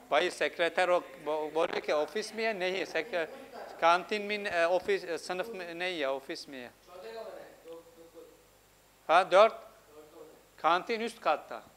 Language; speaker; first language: Turkish; non-native, fluent; Urdu